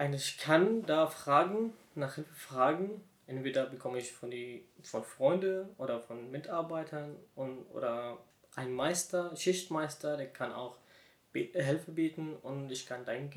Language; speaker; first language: German; non-native, learner; Arabic